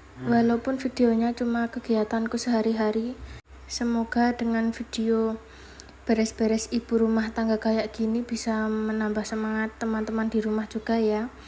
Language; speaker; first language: Indonesian; non-native, local second language; Javanese